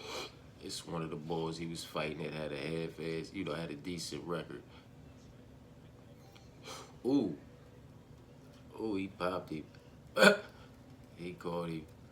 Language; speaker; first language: English; native; English